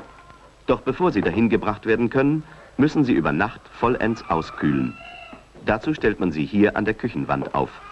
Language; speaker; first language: German; native; German